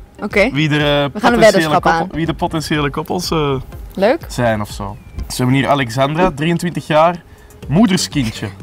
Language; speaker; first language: Dutch; native; Dutch